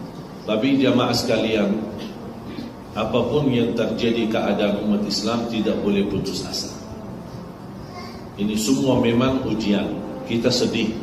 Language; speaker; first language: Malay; non-native, fluent; Arabic